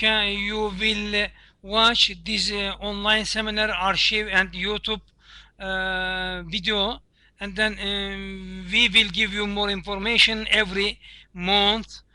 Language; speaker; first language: English; non-native, learner; Turkish